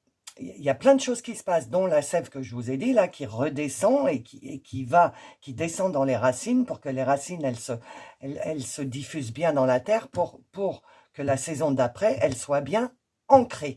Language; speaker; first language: French; native; French